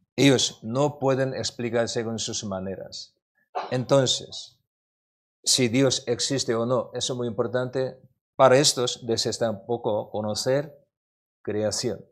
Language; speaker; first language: Spanish; non-native, learner; Korean